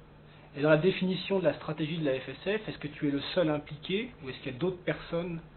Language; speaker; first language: French; native; French